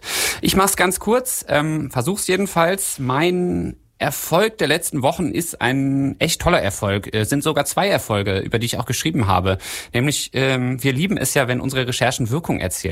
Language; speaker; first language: German; native; German